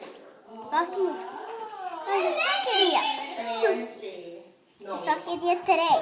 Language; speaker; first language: Portuguese; early bilingual, heritage; Portuguese